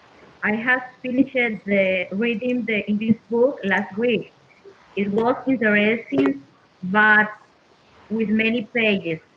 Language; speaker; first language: English; non-native, learner; Spanish